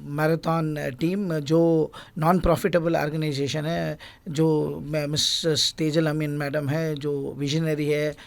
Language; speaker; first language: Hindi; non-native, local second language; Gujarati